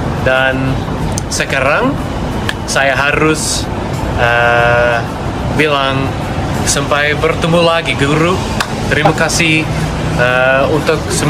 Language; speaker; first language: Indonesian; non-native, learner; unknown